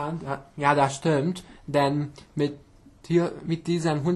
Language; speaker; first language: German; non-native, fluent; Hungarian